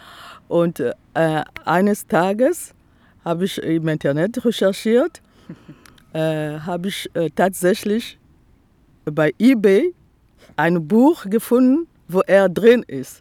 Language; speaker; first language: German; non-native, fluent; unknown